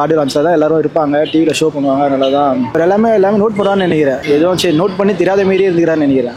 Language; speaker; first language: Tamil; native; Tamil